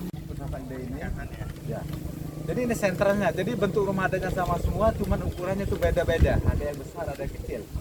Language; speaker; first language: Indonesian; non-native, local second language; Sasak